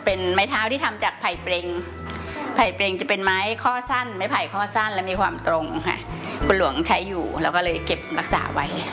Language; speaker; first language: Thai; native; Thai